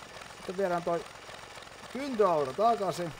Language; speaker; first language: Finnish; native; Finnish